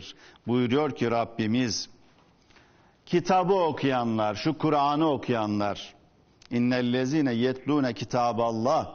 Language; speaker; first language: Turkish; native; Turkish